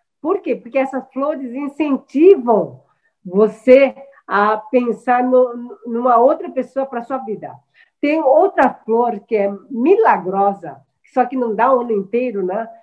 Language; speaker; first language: Portuguese; early bilingual, other home language; Chinese